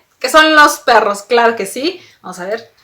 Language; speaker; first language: Spanish; native; Spanish